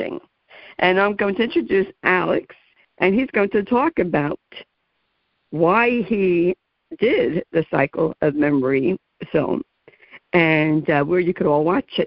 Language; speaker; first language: English; native; English